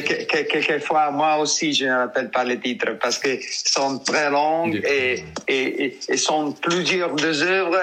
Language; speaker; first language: French; non-native, learner; Italian